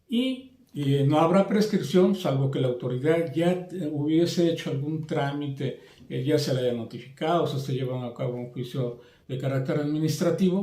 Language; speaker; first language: Spanish; native; Spanish